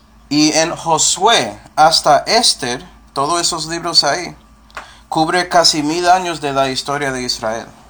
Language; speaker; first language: Spanish; non-native, fluent; English